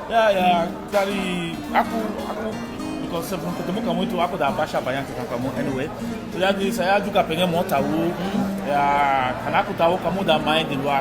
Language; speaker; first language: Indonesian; non-native, fluent; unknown